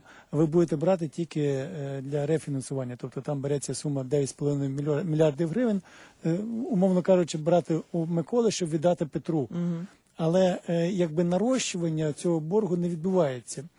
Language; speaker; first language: Ukrainian; native; Ukrainian